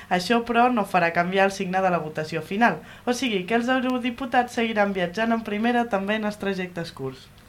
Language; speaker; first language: Catalan; native; Catalan